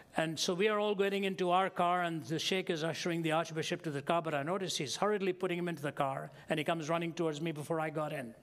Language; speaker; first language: English; non-native, local second language; Hindi